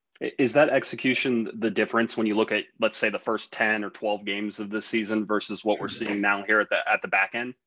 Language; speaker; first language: English; native; English